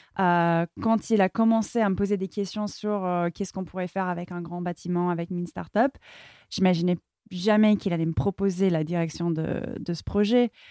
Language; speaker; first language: French; non-native, fluent; English